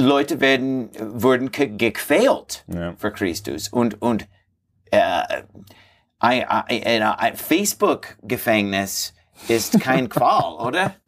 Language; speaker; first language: German; non-native, learner; English